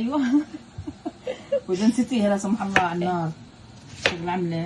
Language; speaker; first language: Arabic; native; Arabic